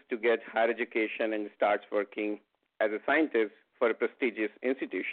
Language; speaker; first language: English; non-native, local second language; Hindi